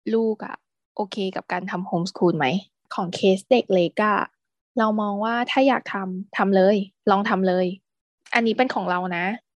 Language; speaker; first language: Thai; native; Thai